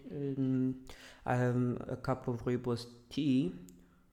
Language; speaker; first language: English; non-native, local second language; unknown